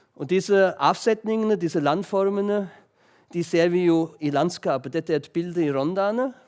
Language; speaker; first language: Norwegian; non-native, fluent; German